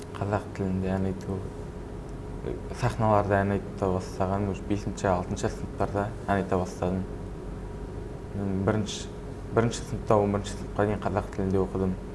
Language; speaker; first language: Kazakh; native; Kazakh